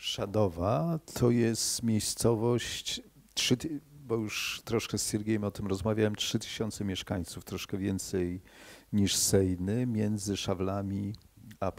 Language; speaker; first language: Polish; native; Polish